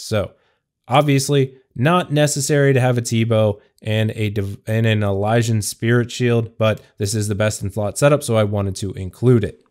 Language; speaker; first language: English; native; English